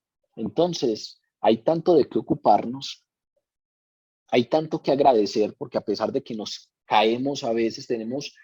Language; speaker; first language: Spanish; native; Spanish